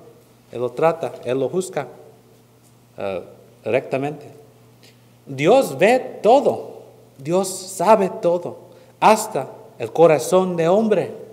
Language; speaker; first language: Spanish; non-native, fluent; English